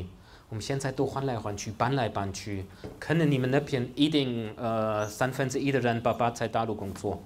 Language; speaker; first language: Chinese; non-native, fluent; German